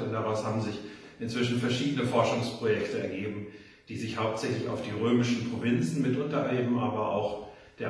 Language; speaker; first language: German; native; German